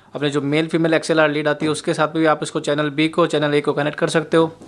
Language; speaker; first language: Hindi; native; Hindi